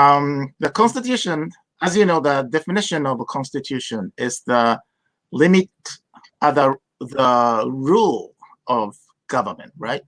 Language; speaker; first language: English; non-native, fluent; Japanese